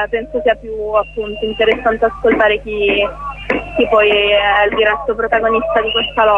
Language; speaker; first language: Italian; native; Italian